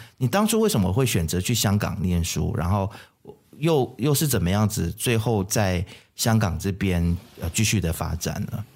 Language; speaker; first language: Chinese; native; Chinese